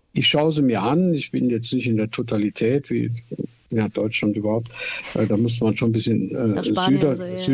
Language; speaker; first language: German; native; German